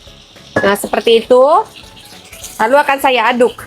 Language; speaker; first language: Indonesian; native; Indonesian